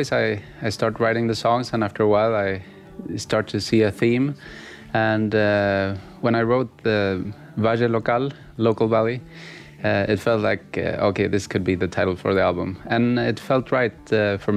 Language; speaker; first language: English; non-native, fluent; Swedish